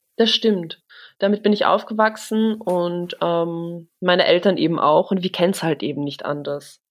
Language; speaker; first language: German; early bilingual, other home language; Polish